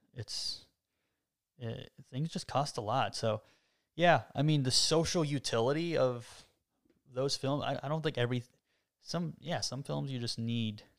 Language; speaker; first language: English; native; English